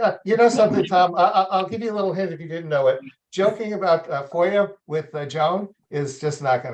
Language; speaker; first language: English; native; English